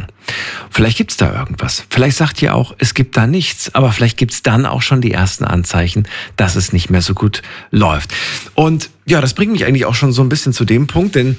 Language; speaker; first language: German; native; German